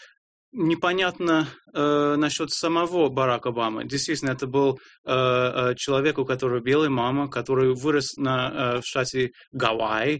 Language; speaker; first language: Russian; non-native, fluent; English